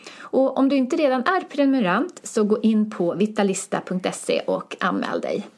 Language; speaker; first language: Swedish; native; Swedish